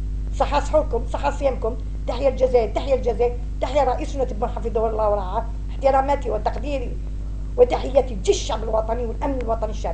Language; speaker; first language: Arabic; native; Arabic